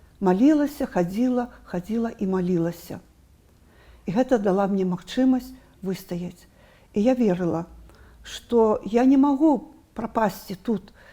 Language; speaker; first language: Belarusian; non-native, local second language; Russian